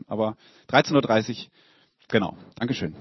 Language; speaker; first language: German; native; German